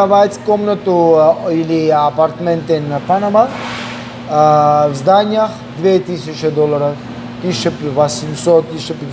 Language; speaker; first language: Russian; non-native, local second language; Armenian